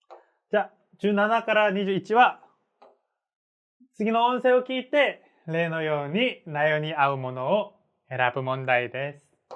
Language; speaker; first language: Japanese; non-native, fluent; Korean